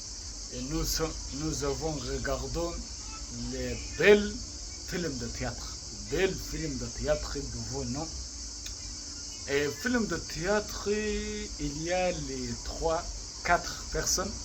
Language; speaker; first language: French; non-native, learner; Arabic